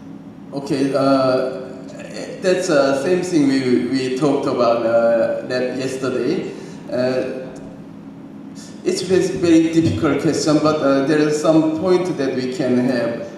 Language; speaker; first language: English; non-native, learner; Korean